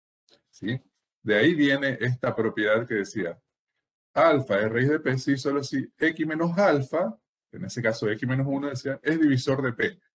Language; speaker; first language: Spanish; native; Spanish